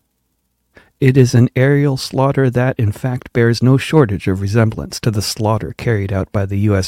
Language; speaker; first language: English; native; English